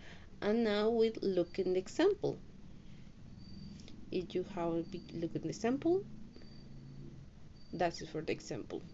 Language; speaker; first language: English; non-native, learner; Spanish